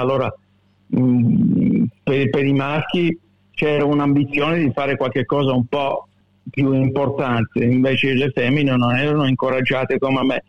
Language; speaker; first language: Italian; early bilingual, heritage; Italian